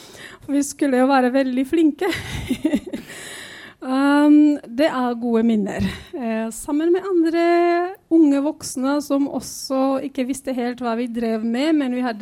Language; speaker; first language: Norwegian; non-native, fluent; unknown